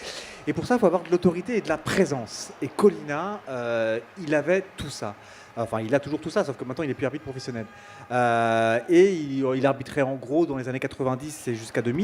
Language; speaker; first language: French; native; French